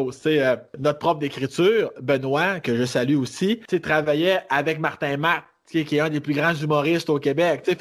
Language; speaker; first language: French; native; French